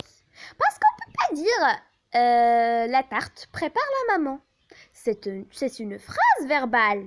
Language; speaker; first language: French; non-native, local second language; Arabic